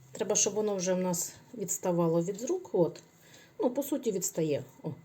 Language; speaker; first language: Ukrainian; native; Ukrainian